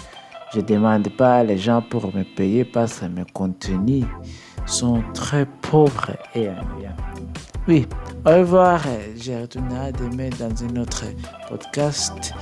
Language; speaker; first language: French; non-native, learner; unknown